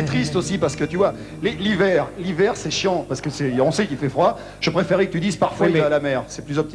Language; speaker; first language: French; native; French